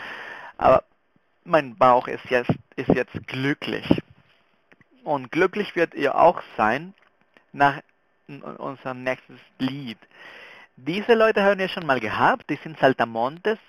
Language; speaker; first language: German; non-native, fluent; Spanish